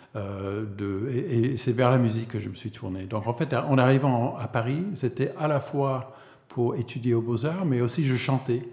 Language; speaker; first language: French; non-native, fluent; English